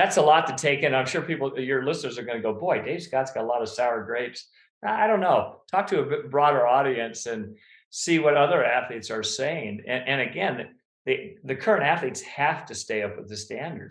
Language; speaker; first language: English; native; English